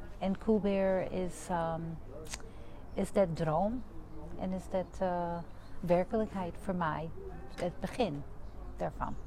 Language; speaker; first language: Dutch; non-native, fluent; English